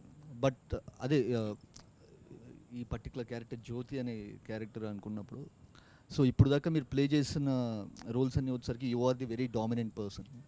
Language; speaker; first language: Telugu; native; Telugu